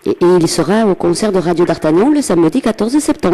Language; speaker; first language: French; native; French